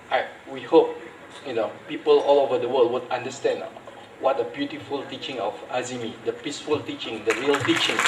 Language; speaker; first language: English; non-native, fluent; Indonesian